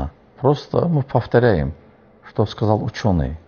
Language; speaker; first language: Russian; non-native, fluent; Azerbaijani